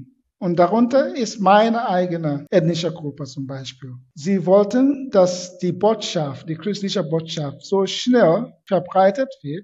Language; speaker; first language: German; non-native, fluent; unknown